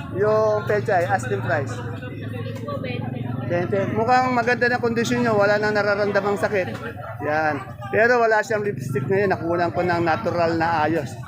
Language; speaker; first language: Filipino; native; Filipino